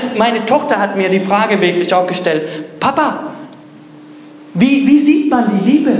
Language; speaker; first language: German; non-native, fluent; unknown